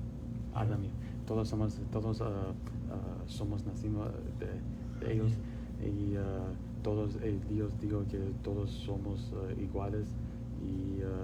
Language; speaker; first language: Spanish; non-native, learner; Pashto